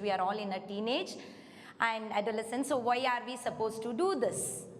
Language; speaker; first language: English; non-native, local second language; Kannada